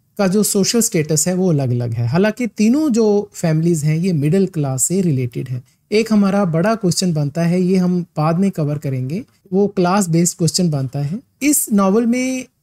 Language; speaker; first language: Hindi; non-native, local second language; Punjabi